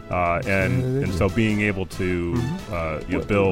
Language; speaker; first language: English; native; English